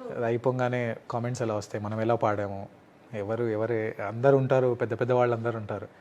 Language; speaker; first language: Telugu; native; Telugu